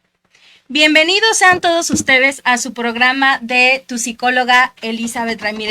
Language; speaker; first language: Spanish; native; Spanish